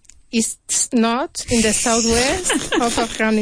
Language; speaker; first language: English; non-native, learner; Spanish